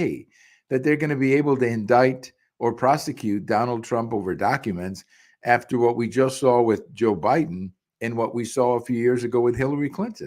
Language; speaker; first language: English; early bilingual, other home language; Spanish